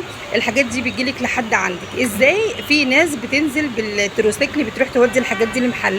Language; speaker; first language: Arabic; native; Arabic